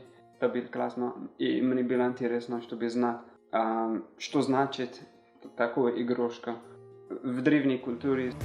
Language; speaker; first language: Russian; non-native, learner; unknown